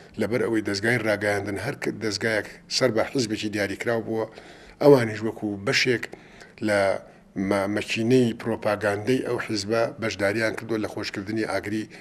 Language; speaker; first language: Central Kurdish; native; Central Kurdish